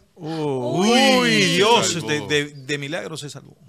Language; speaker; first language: Spanish; native; Spanish